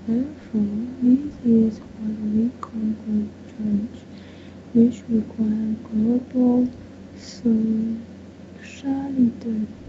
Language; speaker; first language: English; non-native, learner; Chinese